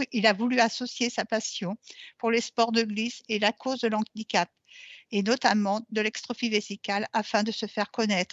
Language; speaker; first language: French; native; French